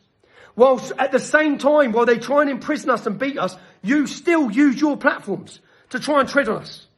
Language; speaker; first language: English; native; English